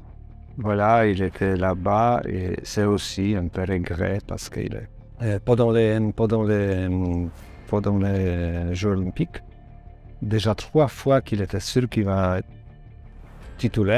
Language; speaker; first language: French; non-native, learner; Polish